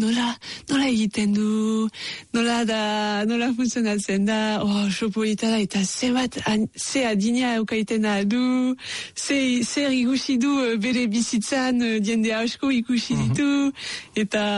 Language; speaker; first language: Basque; non-native, local second language; French